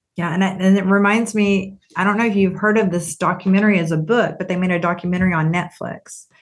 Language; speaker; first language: English; native; English